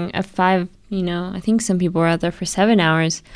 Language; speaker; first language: English; early bilingual, other home language; Spanish